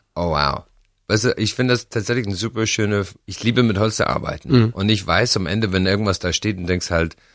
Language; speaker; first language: German; non-native, fluent; English